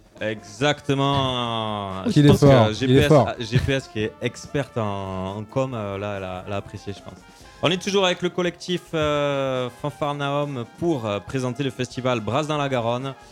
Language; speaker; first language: French; native; French